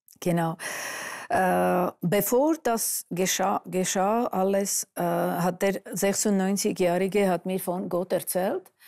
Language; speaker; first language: German; non-native, fluent; Armenian